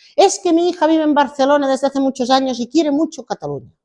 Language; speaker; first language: Spanish; non-native, local second language; Catalan